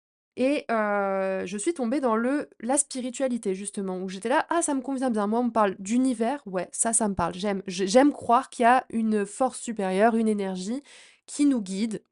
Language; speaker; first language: French; native; French